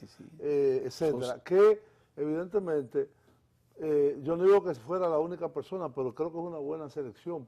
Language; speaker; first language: Spanish; native; Spanish